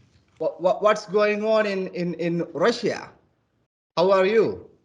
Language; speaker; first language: English; non-native, local second language; Malayalam